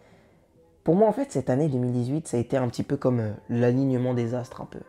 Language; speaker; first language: French; native; French